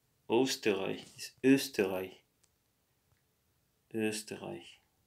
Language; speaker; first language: German; non-native, learner; Morisyen